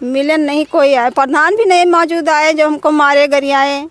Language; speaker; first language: Hindi; native; Hindi